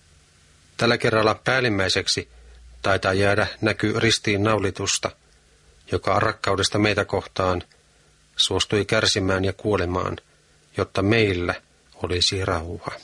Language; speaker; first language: Finnish; native; Finnish